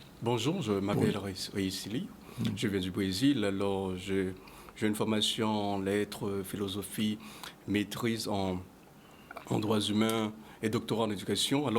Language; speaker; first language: French; non-native, local second language; Haitian Creole